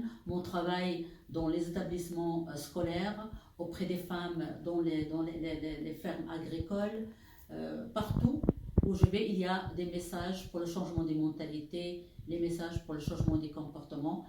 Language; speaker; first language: French; non-native, local second language; Arabic